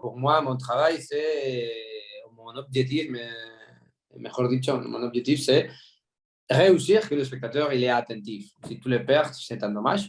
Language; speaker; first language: French; non-native, fluent; Spanish